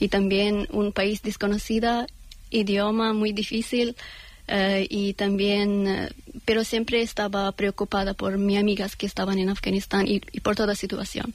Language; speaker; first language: Spanish; non-native, learner; Persian